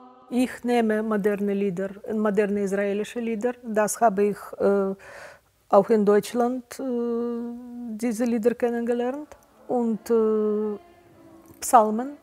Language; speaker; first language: German; non-native, fluent; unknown